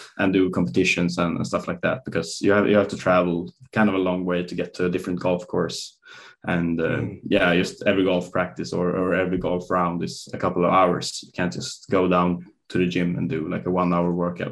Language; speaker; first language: English; non-native, fluent; Swedish